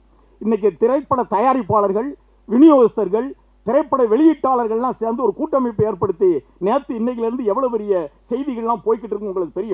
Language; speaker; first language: Tamil; native; Tamil